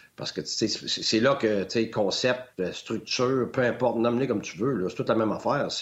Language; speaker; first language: French; native; French